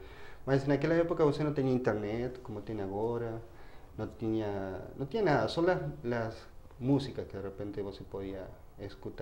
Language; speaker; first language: Portuguese; non-native, fluent; Spanish